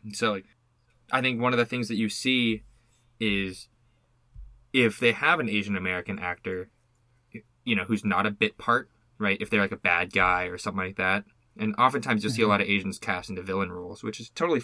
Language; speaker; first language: English; native; English